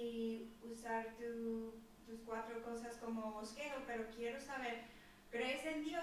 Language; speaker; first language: Spanish; non-native, fluent; English